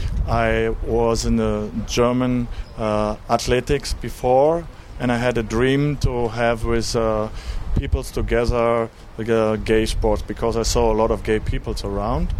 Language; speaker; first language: English; non-native, learner; German